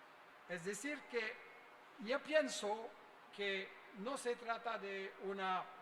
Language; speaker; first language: Spanish; non-native, fluent; French